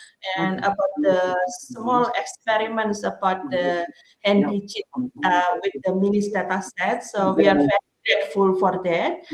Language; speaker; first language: English; non-native, learner; Indonesian